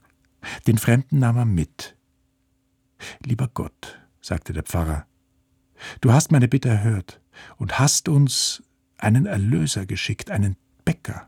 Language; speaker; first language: German; native; German